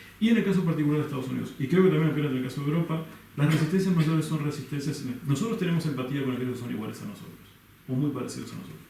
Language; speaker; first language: Spanish; native; Spanish